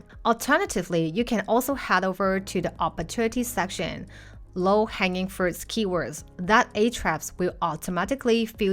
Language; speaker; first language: English; non-native, fluent; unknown